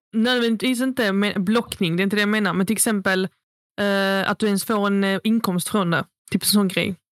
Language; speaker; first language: Swedish; early bilingual, other home language; Arabic